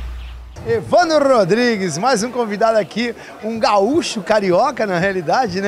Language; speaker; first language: Portuguese; native; Portuguese